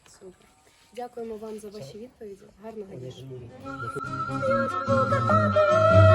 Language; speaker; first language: Ukrainian; native; Ukrainian